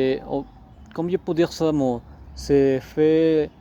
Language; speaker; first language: French; non-native, learner; Spanish